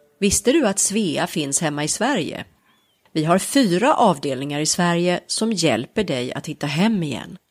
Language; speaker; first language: Swedish; native; Swedish